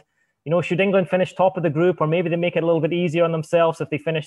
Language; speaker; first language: English; native; English